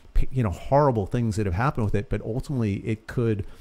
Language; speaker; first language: English; native; English